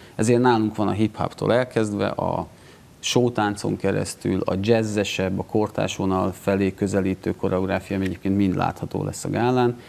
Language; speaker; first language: Hungarian; native; Hungarian